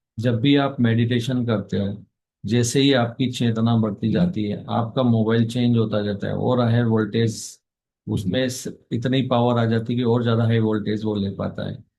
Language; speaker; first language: Hindi; native; Hindi